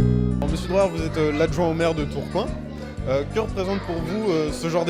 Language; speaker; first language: French; native; French